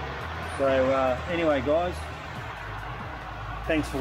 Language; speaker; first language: English; native; English